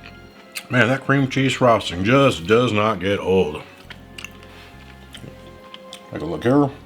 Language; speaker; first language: English; native; English